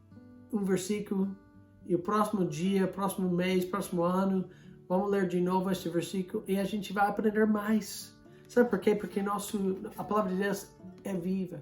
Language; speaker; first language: Portuguese; non-native, fluent; English